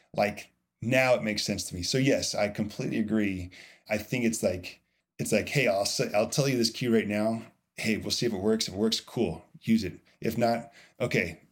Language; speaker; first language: English; native; English